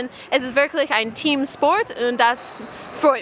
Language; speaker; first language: German; non-native, learner; English